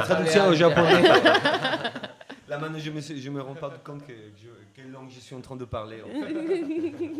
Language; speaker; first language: French; non-native, fluent; Spanish